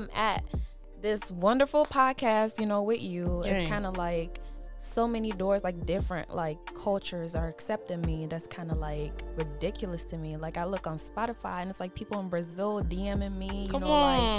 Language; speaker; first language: English; non-native, local second language; Akan